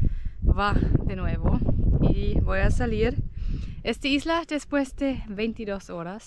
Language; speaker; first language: Spanish; non-native, fluent; German